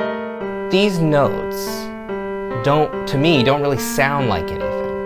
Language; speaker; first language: English; native; English